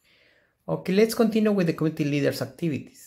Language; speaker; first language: English; non-native, fluent; Spanish